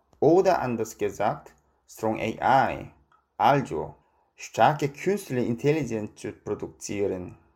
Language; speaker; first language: German; non-native, fluent; Korean